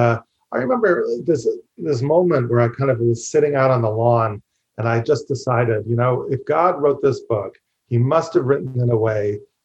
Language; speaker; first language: English; native; English